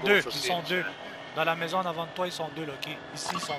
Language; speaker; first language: French; native; French